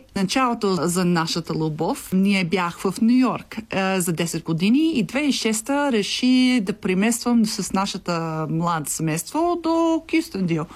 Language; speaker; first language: Bulgarian; non-native, learner; English